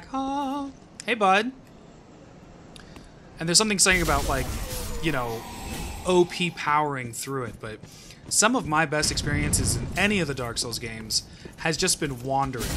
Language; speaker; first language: English; native; English